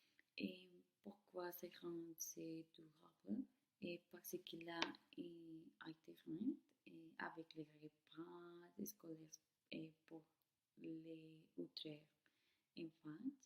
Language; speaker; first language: French; non-native, learner; Spanish